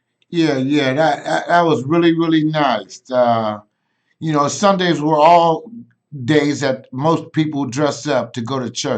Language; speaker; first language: English; native; English